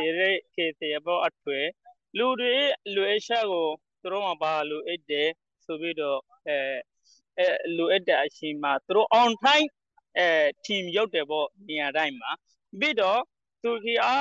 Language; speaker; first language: Burmese; non-native, local second language; Rohingya